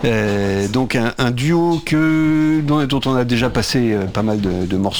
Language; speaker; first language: French; native; French